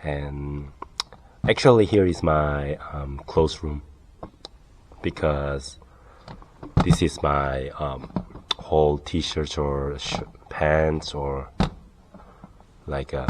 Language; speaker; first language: English; non-native, learner; Korean